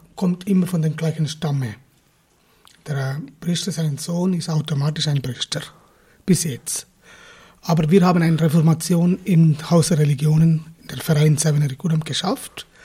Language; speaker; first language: German; non-native, fluent; Tamil